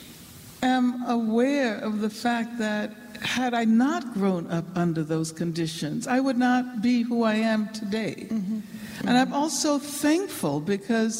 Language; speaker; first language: English; native; English